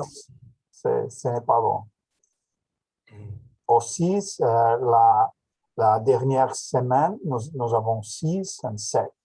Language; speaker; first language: French; non-native, learner; Portuguese